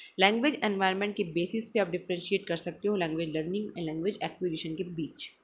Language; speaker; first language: Hindi; non-native, local second language; Marathi